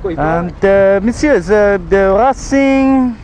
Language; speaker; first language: French; non-native, learner; English